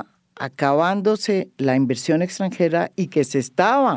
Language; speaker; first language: Spanish; native; Spanish